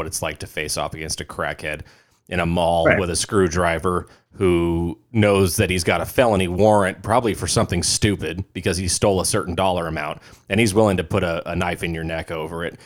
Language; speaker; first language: English; native; English